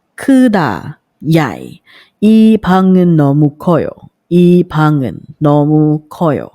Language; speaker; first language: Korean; non-native, fluent; Thai